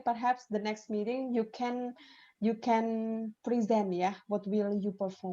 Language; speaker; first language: English; non-native, fluent; Indonesian